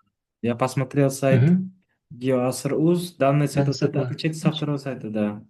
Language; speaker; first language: Russian; non-native, local second language; Uzbek